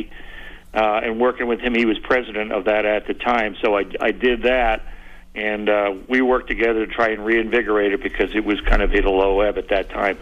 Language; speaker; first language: English; native; English